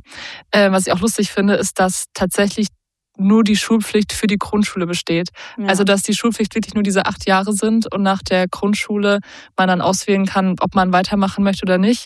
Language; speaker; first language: German; native; German